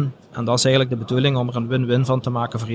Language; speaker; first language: Dutch; native; Dutch